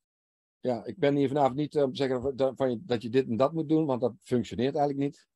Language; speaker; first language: German; non-native, learner; Dutch